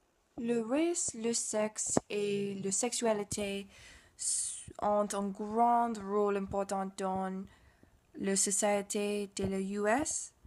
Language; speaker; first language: French; non-native, learner; English